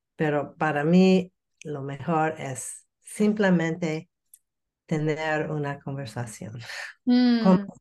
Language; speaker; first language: Spanish; non-native, learner; English